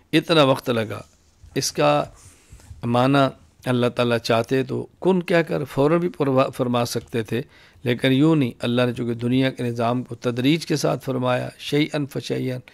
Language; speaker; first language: Urdu; native; Urdu